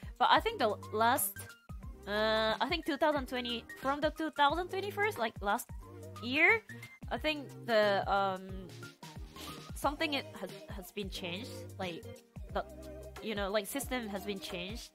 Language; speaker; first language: English; non-native, fluent; Japanese